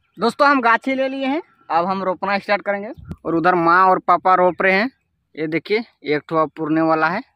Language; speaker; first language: Hindi; native; Hindi